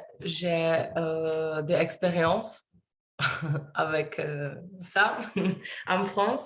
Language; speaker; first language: French; non-native, learner; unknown